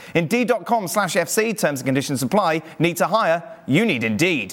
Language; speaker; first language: English; native; English